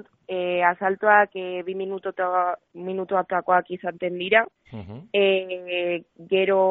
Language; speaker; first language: Basque; non-native, local second language; Spanish